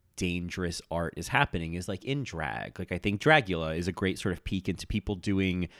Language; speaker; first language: English; native; English